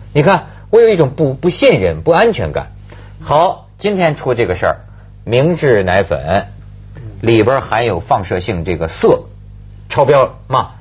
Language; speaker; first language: Chinese; native; Chinese